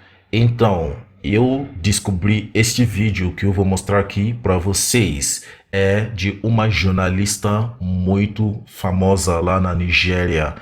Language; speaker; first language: Portuguese; non-native, fluent; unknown